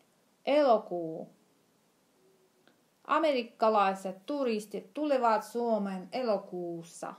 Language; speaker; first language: Finnish; non-native, fluent; Russian